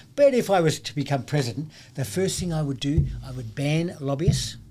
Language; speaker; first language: English; native; English